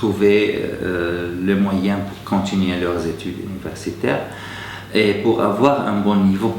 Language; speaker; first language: French; non-native, fluent; Arabic